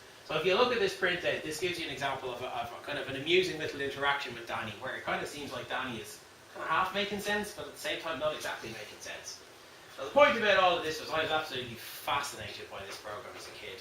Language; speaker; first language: English; native; English